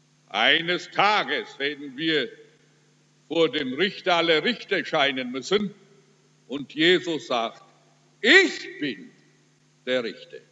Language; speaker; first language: German; early bilingual, heritage; German